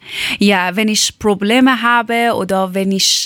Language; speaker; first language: German; non-native, learner; Persian